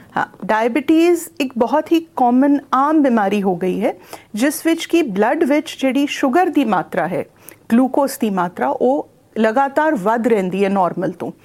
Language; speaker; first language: Punjabi; non-native, local second language; Hindi